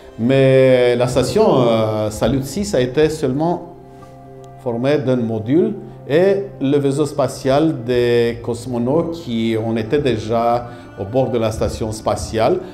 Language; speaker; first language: French; non-native, fluent; Romanian